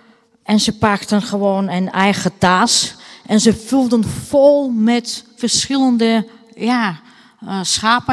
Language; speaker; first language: Dutch; non-native, fluent; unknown